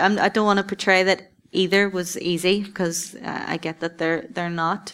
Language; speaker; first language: English; native; English